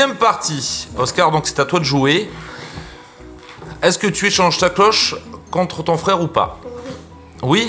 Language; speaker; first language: French; native; French